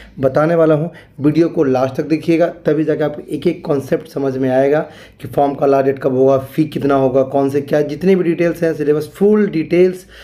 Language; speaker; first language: Hindi; native; Hindi